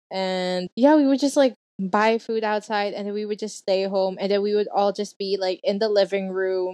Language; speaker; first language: English; non-native, local second language; Filipino